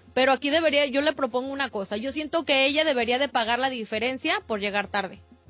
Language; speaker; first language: Spanish; early bilingual, heritage; Spanish